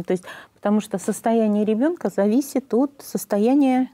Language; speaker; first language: Russian; native; Russian